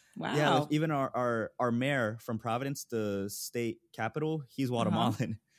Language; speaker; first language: English; early bilingual, other home language; Spanish